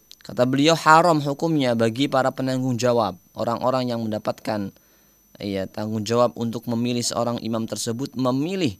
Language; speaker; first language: Indonesian; native; Indonesian